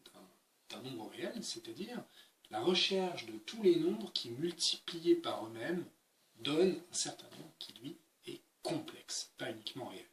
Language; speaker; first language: French; native; French